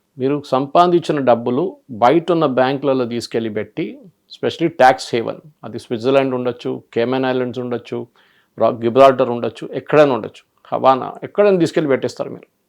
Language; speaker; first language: Telugu; early bilingual, other home language; Malayalam